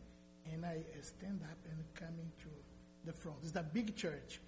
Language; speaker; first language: English; non-native, learner; Portuguese